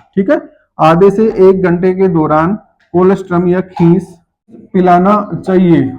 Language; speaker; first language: Hindi; native; Hindi